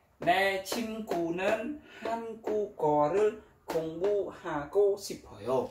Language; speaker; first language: Korean; non-native, fluent; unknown